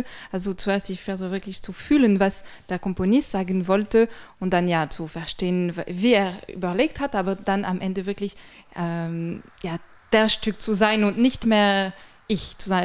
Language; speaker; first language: German; non-native, fluent; French